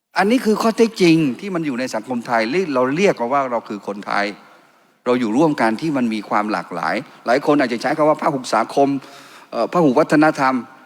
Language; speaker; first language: Thai; non-native, local second language; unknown